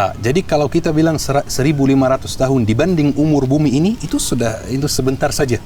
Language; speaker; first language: Indonesian; non-native, fluent; Arabic